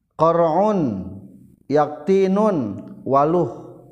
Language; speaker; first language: Arabic; non-native, learner; Indonesian